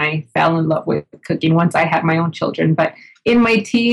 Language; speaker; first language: English; native; English